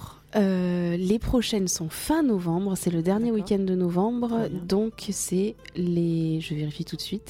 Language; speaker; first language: French; native; French